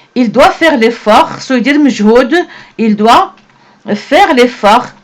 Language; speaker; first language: French; non-native, local second language; Arabic